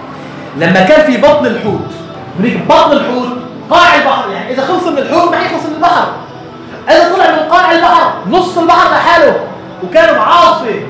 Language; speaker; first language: Arabic; native; Arabic